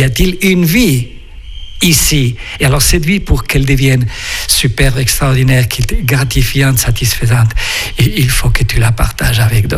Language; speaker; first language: French; non-native, fluent; Spanish